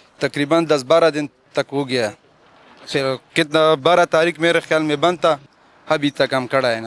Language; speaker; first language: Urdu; non-native, local second language; Pashto